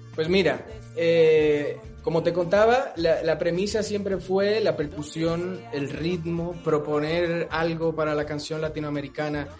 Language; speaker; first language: Spanish; native; Spanish